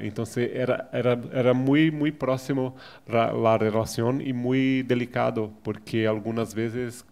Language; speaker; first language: Spanish; non-native, fluent; Portuguese